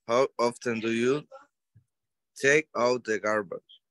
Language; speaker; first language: English; non-native, learner; Spanish